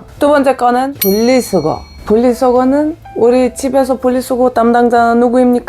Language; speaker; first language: Korean; non-native, fluent; Bulgarian